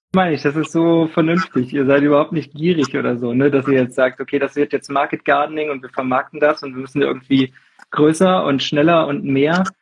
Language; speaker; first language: German; non-native, fluent; Czech